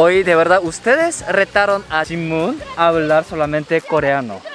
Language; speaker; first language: Spanish; early bilingual, other home language; Korean